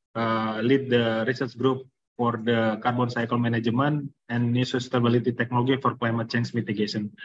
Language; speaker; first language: English; non-native, fluent; Indonesian